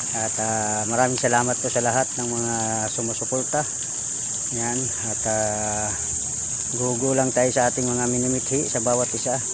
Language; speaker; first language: Filipino; native; Filipino